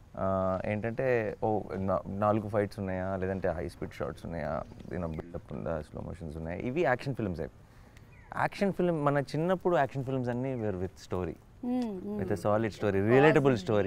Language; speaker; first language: Telugu; native; Telugu